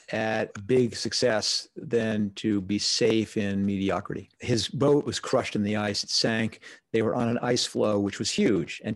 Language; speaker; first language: English; native; English